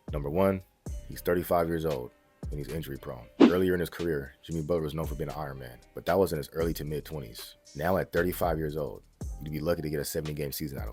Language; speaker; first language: English; native; English